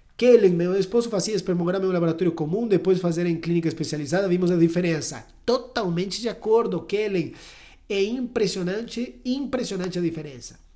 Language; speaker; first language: Portuguese; non-native, fluent; Spanish